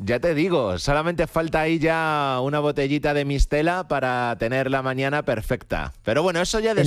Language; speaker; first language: Spanish; native; Spanish